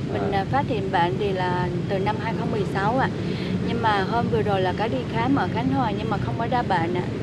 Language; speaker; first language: Vietnamese; native; Vietnamese